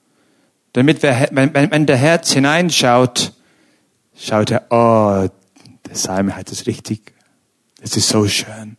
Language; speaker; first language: German; non-native, fluent; English